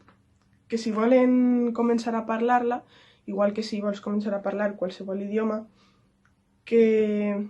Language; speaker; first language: Catalan; non-native, local second language; Spanish